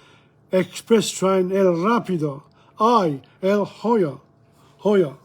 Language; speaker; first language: Spanish; non-native, learner; English